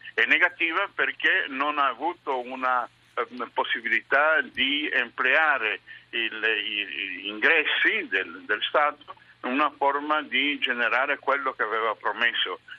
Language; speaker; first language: Italian; non-native, learner; Spanish